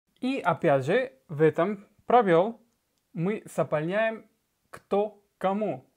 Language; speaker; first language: Russian; non-native, fluent; Spanish